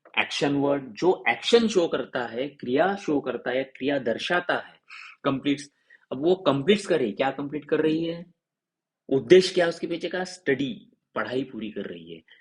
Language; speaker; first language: Hindi; non-native, local second language; Marathi